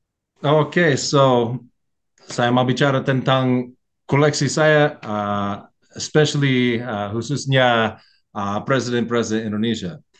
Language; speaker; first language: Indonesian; non-native, learner; English